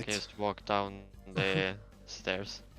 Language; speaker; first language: English; non-native, fluent; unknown